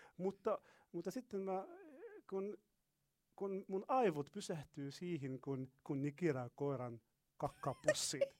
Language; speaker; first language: Finnish; non-native, learner; Arabic